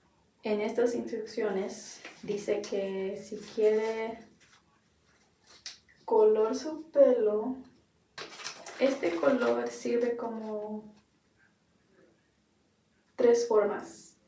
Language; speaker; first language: Spanish; non-native, learner; English